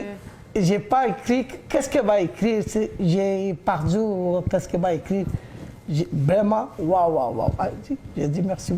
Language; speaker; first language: French; non-native, learner; Bangla